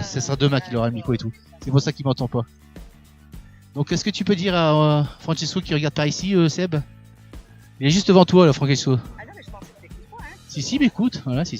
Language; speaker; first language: French; native; French